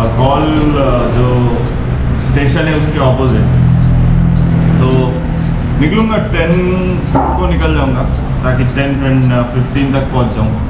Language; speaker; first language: Hindi; non-native, local second language; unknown